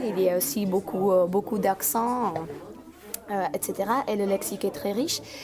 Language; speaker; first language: French; non-native, fluent; Czech